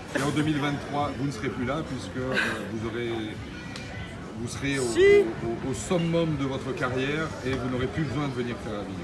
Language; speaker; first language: French; native; French